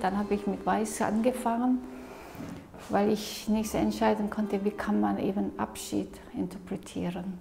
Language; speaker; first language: German; non-native, fluent; Korean